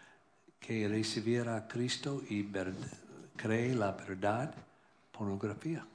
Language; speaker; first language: Spanish; non-native, learner; English